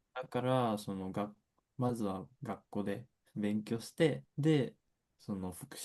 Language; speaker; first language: Japanese; non-native, fluent; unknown